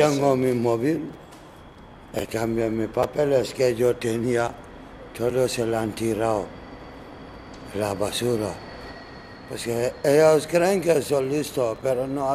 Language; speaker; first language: Spanish; non-native, learner; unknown